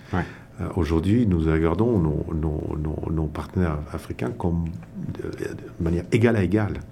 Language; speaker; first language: French; non-native, local second language; Tamil